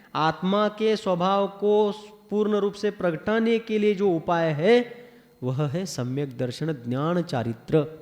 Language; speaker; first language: Hindi; non-native, local second language; Marathi